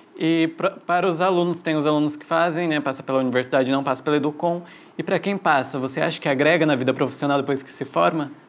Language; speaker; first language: Portuguese; native; Portuguese